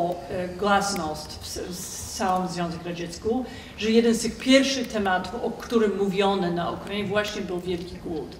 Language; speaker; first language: Polish; non-native, fluent; English